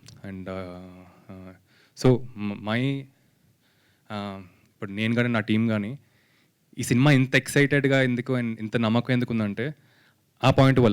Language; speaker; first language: Telugu; native; Telugu